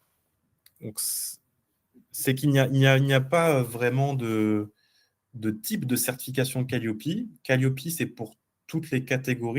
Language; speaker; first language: French; native; French